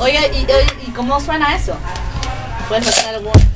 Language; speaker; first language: Spanish; native; Spanish